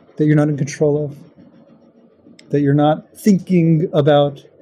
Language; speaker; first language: English; native; English